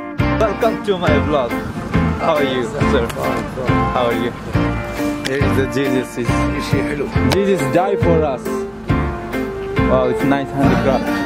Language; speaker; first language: English; non-native, learner; Nepali